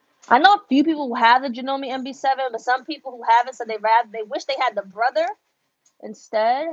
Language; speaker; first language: English; early bilingual, other home language; Spanish